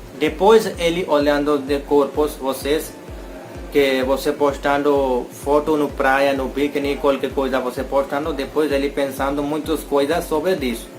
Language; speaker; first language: Portuguese; non-native, learner; Hindi